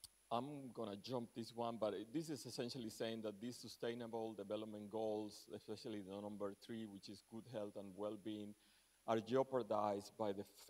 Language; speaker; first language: English; non-native, fluent; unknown